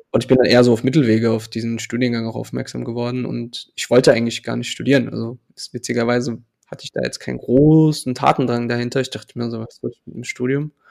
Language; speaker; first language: German; early bilingual, other home language; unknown